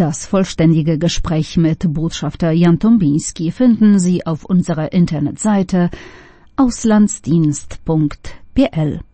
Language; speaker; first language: German; non-native, fluent; Polish